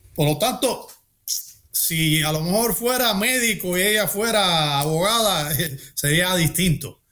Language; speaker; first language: Spanish; early bilingual, heritage; Spanish